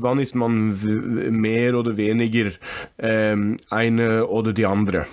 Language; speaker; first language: German; non-native, fluent; English